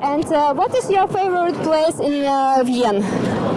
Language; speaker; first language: English; non-native, learner; Ukrainian